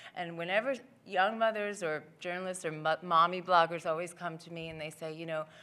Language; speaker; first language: English; native; English